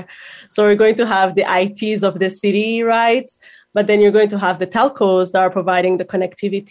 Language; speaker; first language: English; non-native, local second language; Kinyarwanda